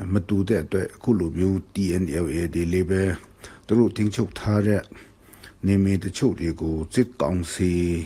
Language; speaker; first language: Burmese; non-native, local second language; Kachin